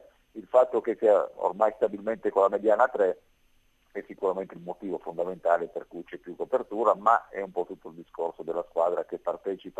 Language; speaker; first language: Italian; native; Italian